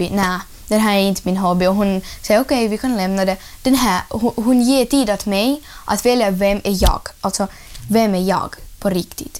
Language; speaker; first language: Swedish; non-native, learner; Russian